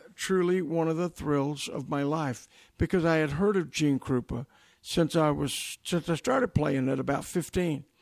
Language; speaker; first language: English; native; English